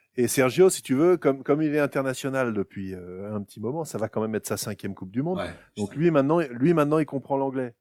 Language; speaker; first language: French; native; French